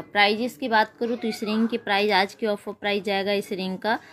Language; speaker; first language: Hindi; native; Hindi